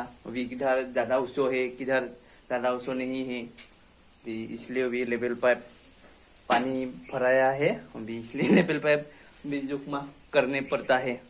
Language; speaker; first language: Hindi; non-native, local second language; Assamese